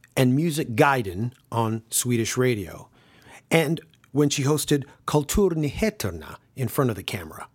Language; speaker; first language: English; native; English